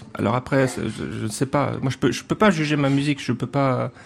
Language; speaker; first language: French; native; French